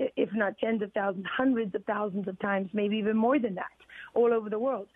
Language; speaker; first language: English; native; English